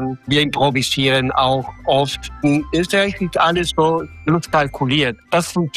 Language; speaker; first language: German; non-native, fluent; Spanish